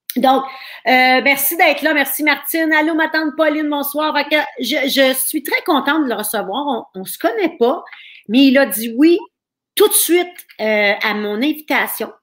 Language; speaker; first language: French; native; French